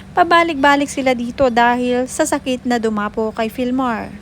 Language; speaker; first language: Filipino; native; Filipino